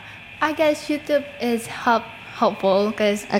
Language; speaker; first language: English; non-native, learner; Indonesian